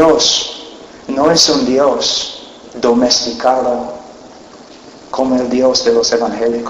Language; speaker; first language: Spanish; non-native, fluent; English